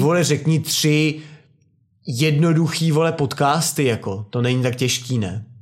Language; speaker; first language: Czech; native; Czech